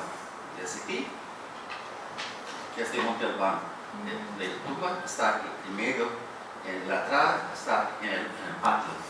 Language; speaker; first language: Spanish; non-native, fluent; English